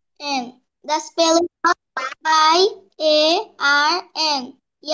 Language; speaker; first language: English; non-native, learner; Bangla